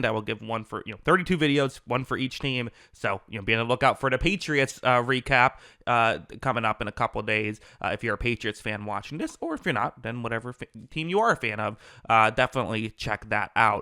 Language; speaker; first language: English; native; English